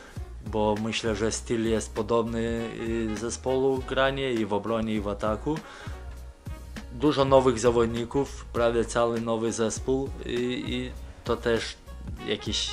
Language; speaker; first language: Polish; non-native, fluent; Lithuanian